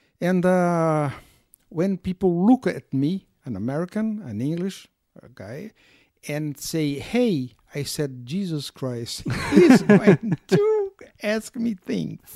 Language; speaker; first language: English; non-native, learner; Portuguese